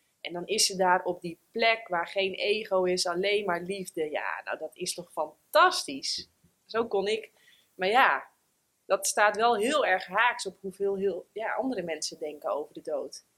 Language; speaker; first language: Dutch; native; Dutch